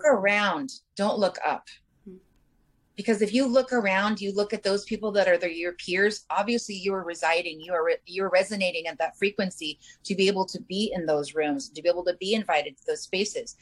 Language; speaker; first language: English; native; English